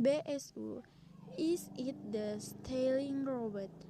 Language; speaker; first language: English; non-native, learner; Indonesian